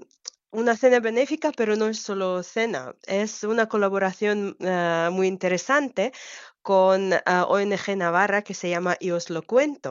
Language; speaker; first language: Spanish; non-native, fluent; Ukrainian